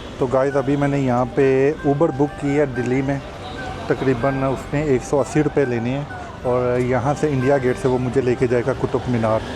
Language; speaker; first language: Urdu; native; Urdu